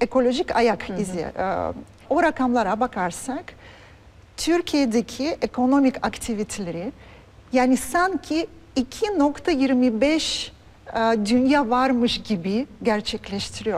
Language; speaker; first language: Turkish; non-native, fluent; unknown